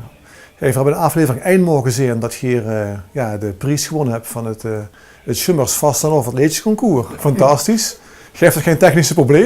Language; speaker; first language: Dutch; native; Dutch